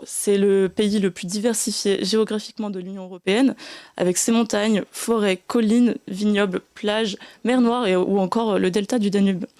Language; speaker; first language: French; native; French